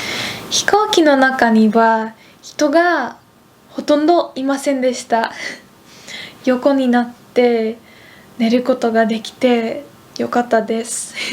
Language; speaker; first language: Japanese; non-native, fluent; Dutch